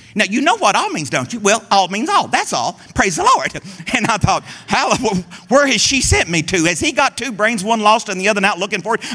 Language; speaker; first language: English; native; English